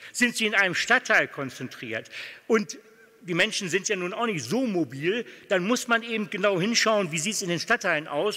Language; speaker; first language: German; native; German